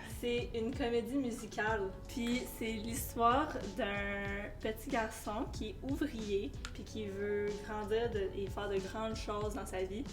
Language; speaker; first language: French; native; French